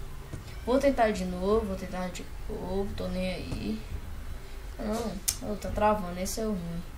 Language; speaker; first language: Portuguese; native; Portuguese